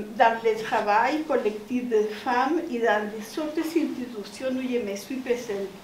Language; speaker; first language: French; non-native, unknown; Spanish